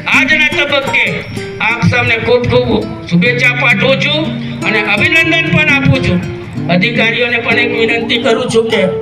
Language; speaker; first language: Gujarati; non-native, local second language; Rathawi